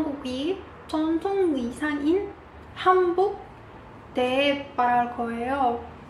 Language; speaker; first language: Korean; non-native, learner; Arabic